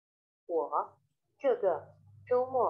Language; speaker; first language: Chinese; non-native, learner; Vietnamese